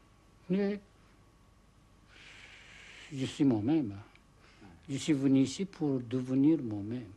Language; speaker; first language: French; non-native, fluent; Japanese